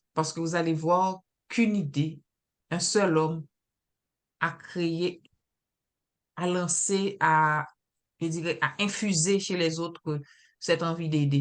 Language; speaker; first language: French; native; French